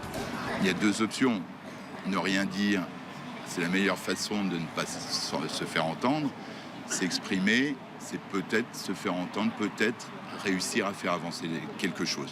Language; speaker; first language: French; native; French